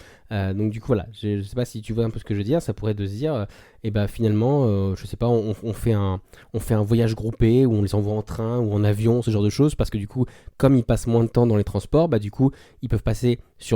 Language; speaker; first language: French; native; French